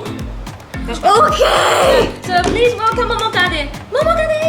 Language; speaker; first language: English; non-native, fluent; Japanese